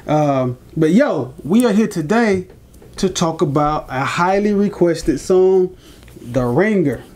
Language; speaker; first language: English; native; English